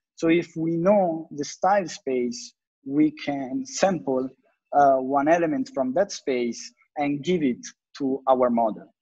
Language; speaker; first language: English; non-native, fluent; Italian